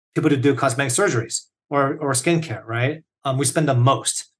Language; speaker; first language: English; early bilingual, other home language; Korean